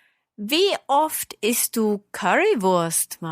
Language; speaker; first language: German; non-native, fluent; English